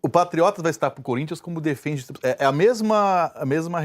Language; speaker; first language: Portuguese; native; Portuguese